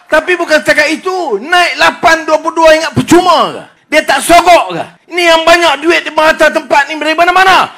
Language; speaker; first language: Malay; native; Malay